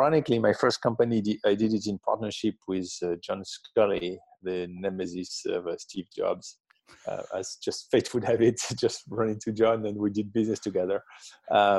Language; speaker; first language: English; non-native, fluent; French